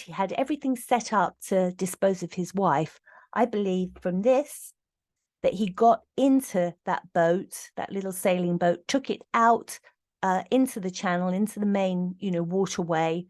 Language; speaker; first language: English; native; English